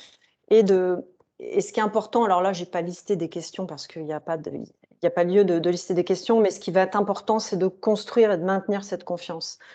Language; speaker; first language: French; native; French